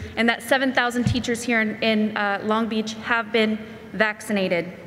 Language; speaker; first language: English; early bilingual, other home language; Spanish